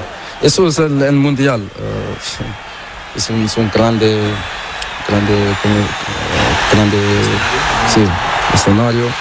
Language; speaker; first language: Spanish; non-native, learner; Portuguese